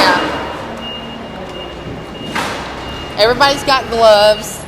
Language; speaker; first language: English; native; English